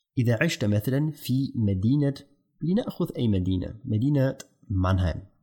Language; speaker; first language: Arabic; non-native, fluent; German